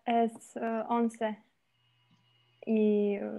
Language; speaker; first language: Spanish; non-native, learner; Slovenian